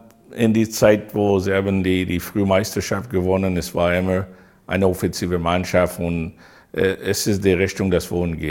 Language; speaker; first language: German; non-native, learner; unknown